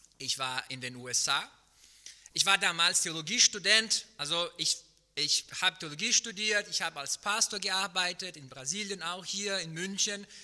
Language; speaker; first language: German; non-native, fluent; Portuguese